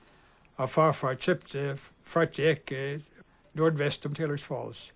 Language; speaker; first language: Swedish; early bilingual, heritage; English